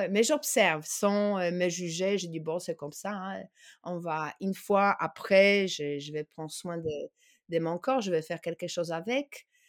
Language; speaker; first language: French; non-native, fluent; Polish